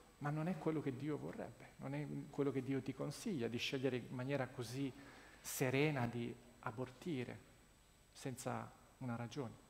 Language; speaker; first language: Italian; non-native, fluent; Russian